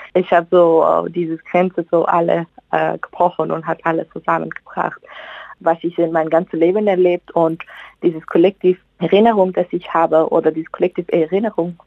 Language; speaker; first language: German; non-native, fluent; Persian